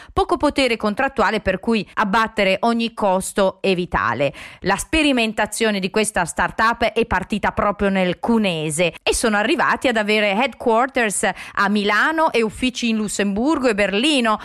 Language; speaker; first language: Italian; native; Italian